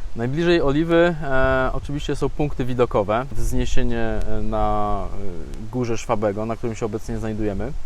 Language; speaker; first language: Polish; native; Polish